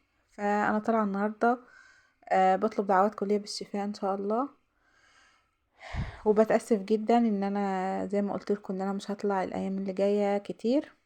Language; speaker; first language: Arabic; native; Arabic